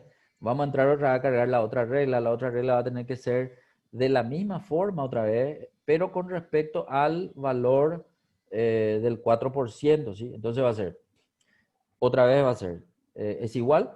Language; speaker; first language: Spanish; native; Spanish